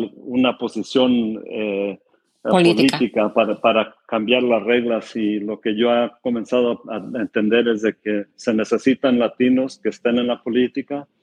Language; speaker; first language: Spanish; early bilingual, heritage; Spanish